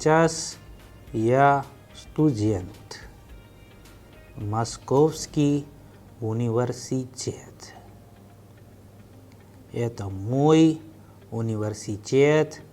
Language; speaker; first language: Russian; non-native, fluent; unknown